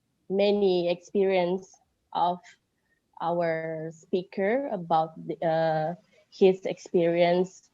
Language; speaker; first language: English; non-native, learner; Indonesian